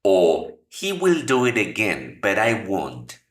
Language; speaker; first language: English; non-native, fluent; Spanish